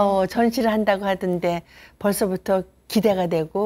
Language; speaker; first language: Korean; native; Korean